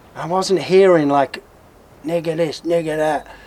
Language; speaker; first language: English; native; English